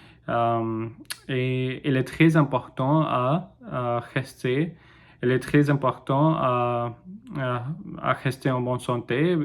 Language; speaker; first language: French; non-native, learner; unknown